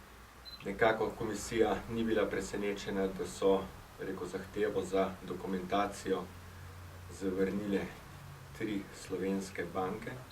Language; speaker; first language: Slovenian; native; Slovenian